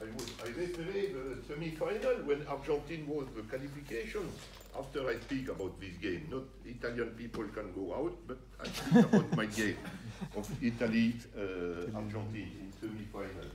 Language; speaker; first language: English; non-native, learner; French